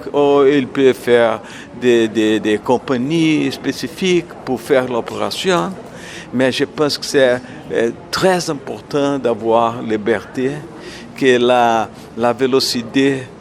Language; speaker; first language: French; non-native, learner; Portuguese